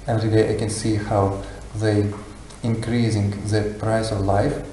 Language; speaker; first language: English; non-native, fluent; Russian